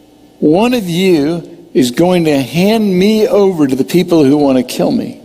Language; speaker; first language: English; native; English